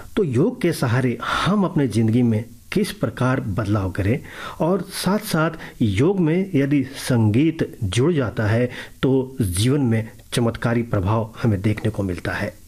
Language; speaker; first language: Hindi; native; Hindi